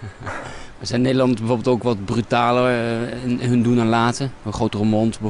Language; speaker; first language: Dutch; native; Dutch